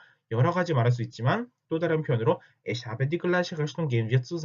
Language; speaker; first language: German; non-native, fluent; Korean